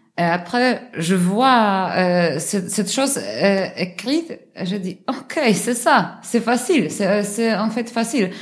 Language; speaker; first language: French; non-native, learner; Polish